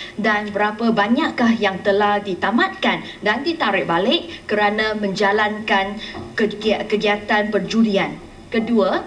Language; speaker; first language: Malay; non-native, local second language; Chinese